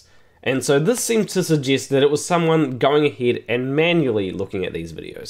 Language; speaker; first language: English; native; English